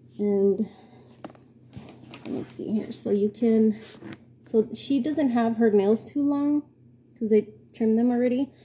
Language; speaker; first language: English; native; English